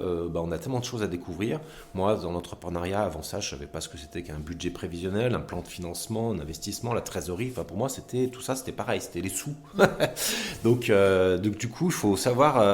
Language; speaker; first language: French; native; French